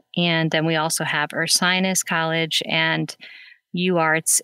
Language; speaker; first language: English; native; English